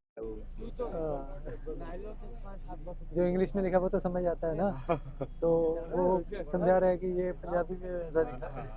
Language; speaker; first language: Hindi; non-native, local second language; Punjabi